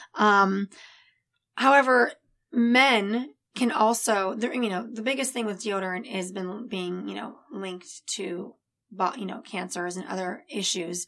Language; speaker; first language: English; native; English